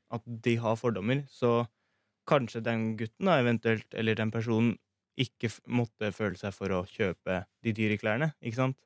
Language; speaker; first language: Norwegian; early bilingual, other home language; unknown